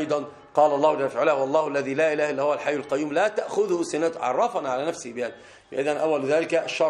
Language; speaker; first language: Arabic; native; Arabic